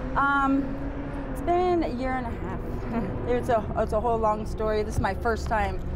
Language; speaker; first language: English; native; English